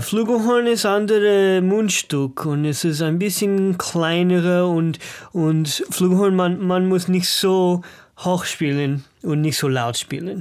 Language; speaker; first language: German; non-native, learner; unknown